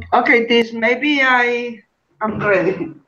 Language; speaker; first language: English; non-native, learner; Spanish